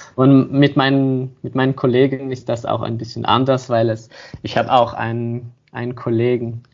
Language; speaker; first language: German; non-native, fluent; French